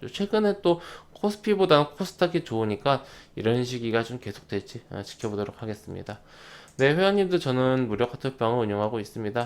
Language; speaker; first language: Korean; native; Korean